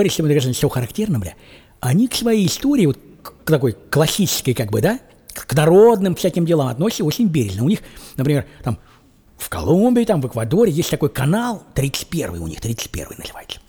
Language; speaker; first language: Russian; native; Russian